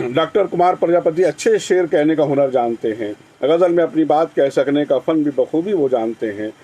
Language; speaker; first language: Urdu; native; Urdu